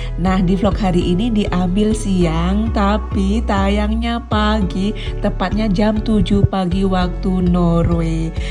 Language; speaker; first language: Indonesian; native; Indonesian